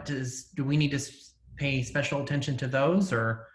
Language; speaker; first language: English; native; English